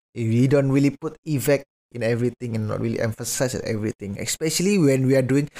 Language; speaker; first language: English; non-native, fluent; Indonesian